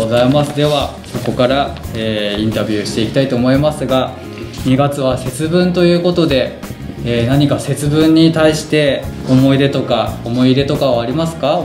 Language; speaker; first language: Japanese; native; Japanese